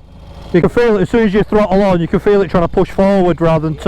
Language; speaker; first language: English; native; English